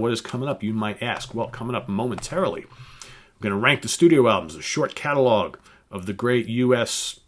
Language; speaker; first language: English; native; English